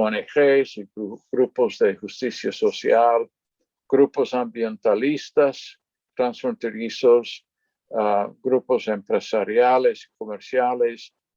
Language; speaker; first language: Spanish; non-native, fluent; English